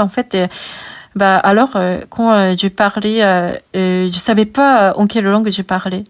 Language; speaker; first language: French; non-native, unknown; Japanese